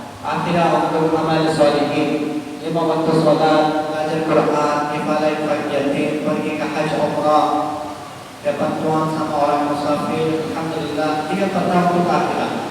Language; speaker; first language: Indonesian; non-native, learner; Urdu